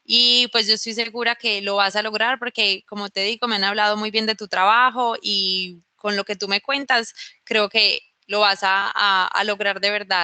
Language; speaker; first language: Spanish; native; Spanish